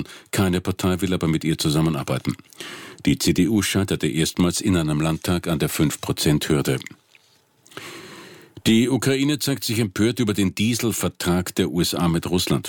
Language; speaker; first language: German; native; German